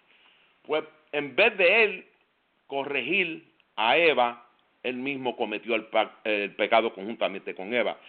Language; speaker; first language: Spanish; native; Spanish